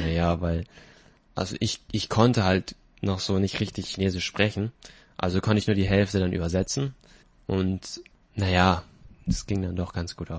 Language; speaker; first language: German; native; German